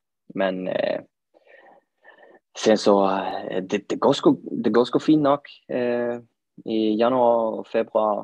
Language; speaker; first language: Swedish; native; Swedish